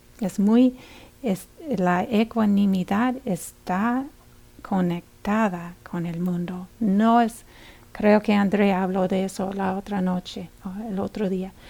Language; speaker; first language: Spanish; non-native, fluent; English